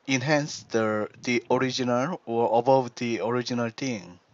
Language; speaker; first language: English; non-native, learner; Korean